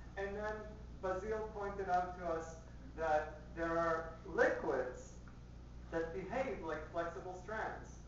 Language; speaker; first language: English; early bilingual, other home language; Spanish